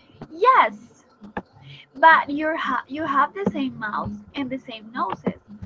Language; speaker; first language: English; non-native, fluent; Spanish